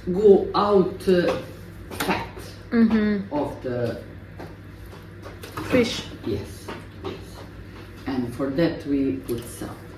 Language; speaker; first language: English; non-native, learner; Bosnian